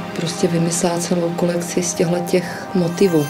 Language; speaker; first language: English; non-native, fluent; Serbian